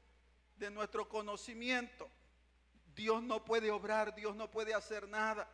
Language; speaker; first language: Spanish; native; Spanish